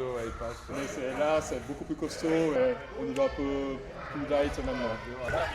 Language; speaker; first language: French; native; French